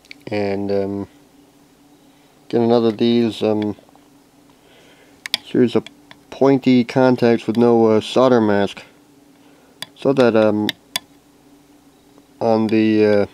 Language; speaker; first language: English; native; English